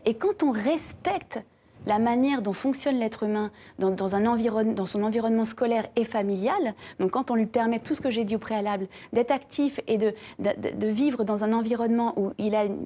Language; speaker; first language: French; native; French